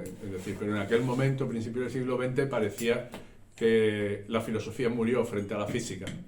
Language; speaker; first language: Spanish; native; Spanish